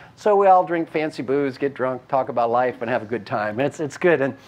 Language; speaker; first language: English; native; English